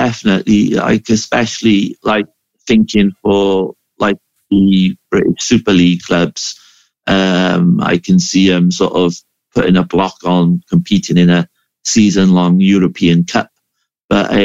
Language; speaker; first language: English; native; English